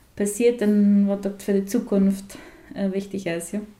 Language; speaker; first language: German; non-native, fluent; Plautdietsch